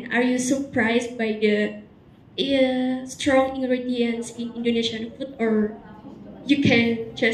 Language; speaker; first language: English; non-native, learner; Indonesian